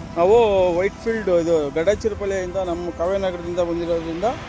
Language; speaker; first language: Kannada; native; Kannada